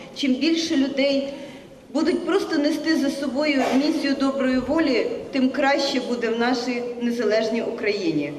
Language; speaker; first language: Ukrainian; native; Ukrainian